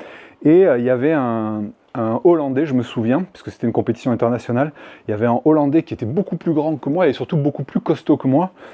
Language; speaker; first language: French; native; French